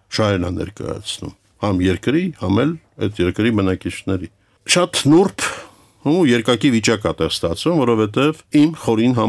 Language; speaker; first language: Armenian; native; Armenian